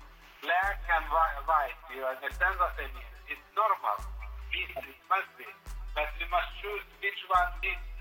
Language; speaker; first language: English; non-native, learner; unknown